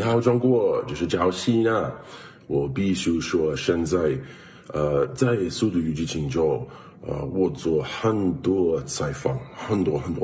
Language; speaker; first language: Chinese; non-native, learner; English